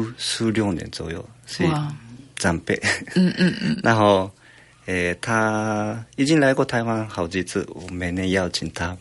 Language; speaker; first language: Chinese; non-native, fluent; Japanese